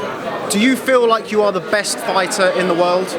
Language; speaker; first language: English; native; English